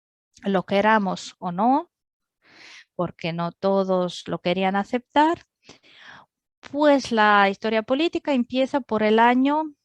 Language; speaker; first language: Spanish; non-native, fluent; Russian